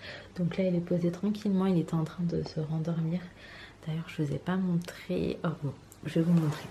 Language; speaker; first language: French; native; French